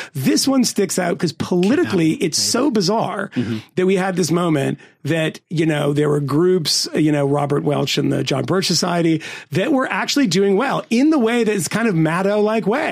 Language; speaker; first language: English; native; English